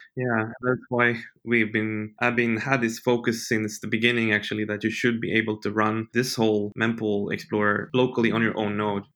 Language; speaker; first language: English; non-native, fluent; Swedish